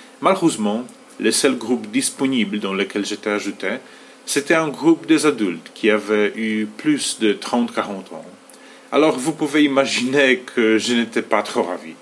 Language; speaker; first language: French; non-native, fluent; Polish